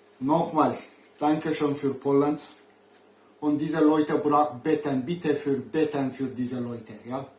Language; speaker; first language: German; non-native, learner; Turkish